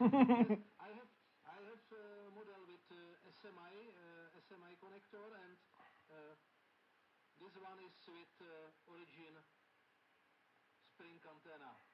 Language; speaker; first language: English; non-native, learner; Czech